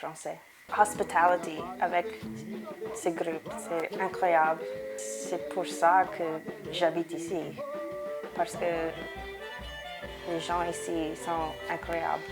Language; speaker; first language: French; non-native, learner; English